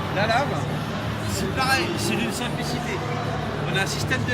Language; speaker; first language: French; native; French